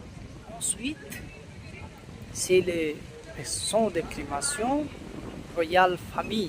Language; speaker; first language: French; non-native, learner; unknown